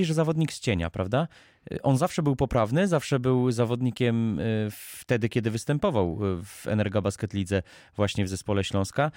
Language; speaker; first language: Polish; native; Polish